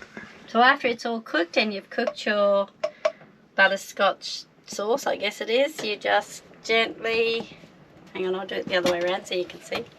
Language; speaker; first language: English; native; English